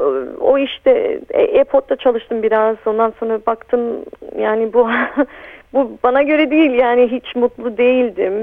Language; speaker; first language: Turkish; early bilingual, heritage; Turkish